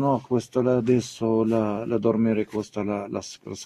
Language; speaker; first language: Italian; non-native, learner; Arabic